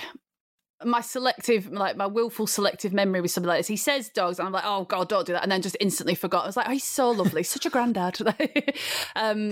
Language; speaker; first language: English; native; English